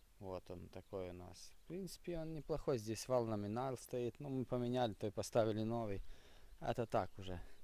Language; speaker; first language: Russian; non-native, local second language; Ukrainian